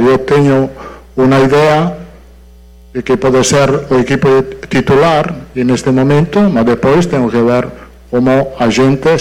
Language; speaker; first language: Portuguese; non-native, fluent; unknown